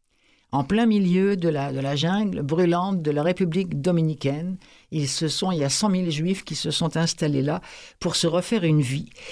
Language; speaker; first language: French; native; French